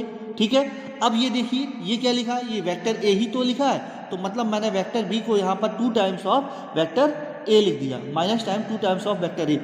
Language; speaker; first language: Hindi; native; Hindi